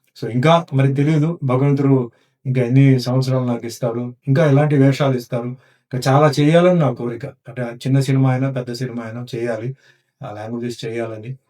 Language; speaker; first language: Telugu; non-native, local second language; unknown